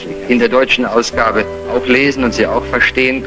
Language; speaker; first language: German; native; German